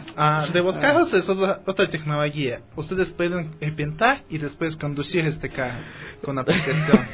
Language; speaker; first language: Spanish; non-native, fluent; Russian